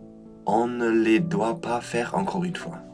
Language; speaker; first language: French; non-native, fluent; German